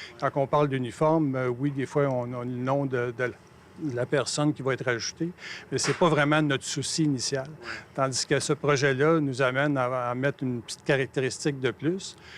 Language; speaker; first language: French; native; French